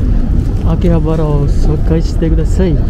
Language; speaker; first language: Japanese; non-native, fluent; Indonesian